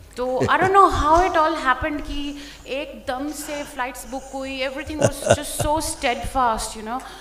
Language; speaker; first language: Hindi; native; Hindi